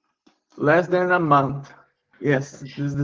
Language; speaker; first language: English; non-native, learner; Portuguese